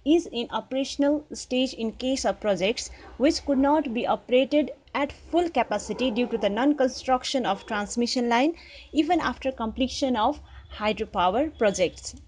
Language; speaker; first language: English; non-native, local second language; Nepali